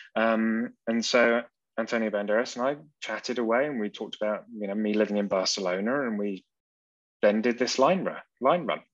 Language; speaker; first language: English; native; English